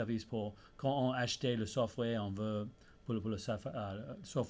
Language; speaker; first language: French; early bilingual, heritage; English